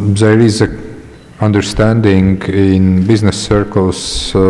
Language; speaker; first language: English; non-native, fluent; Latvian